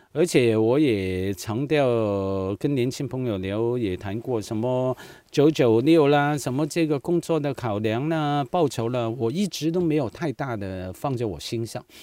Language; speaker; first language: Chinese; non-native, local second language; Cantonese